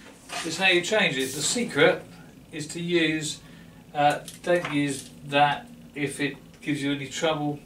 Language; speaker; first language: English; native; English